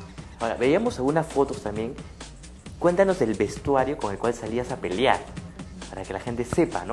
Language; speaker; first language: Spanish; native; Spanish